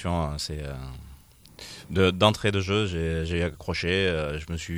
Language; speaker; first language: French; native; French